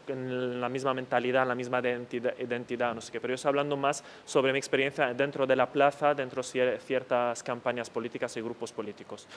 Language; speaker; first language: Spanish; non-native, fluent; Arabic